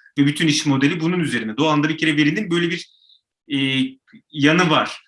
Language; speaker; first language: Turkish; native; Turkish